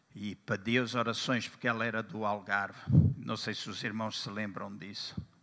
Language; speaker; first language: Portuguese; native; Portuguese